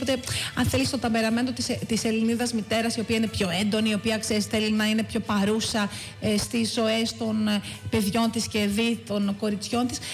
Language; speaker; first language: Greek; early bilingual, heritage; Greek